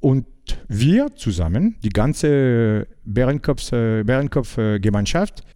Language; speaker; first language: German; non-native, learner; French